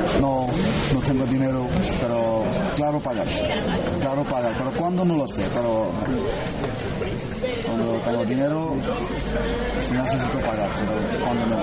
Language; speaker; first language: Spanish; non-native, learner; Bangla